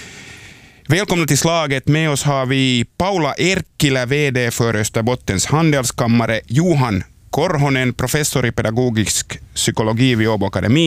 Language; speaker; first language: Swedish; native; Swedish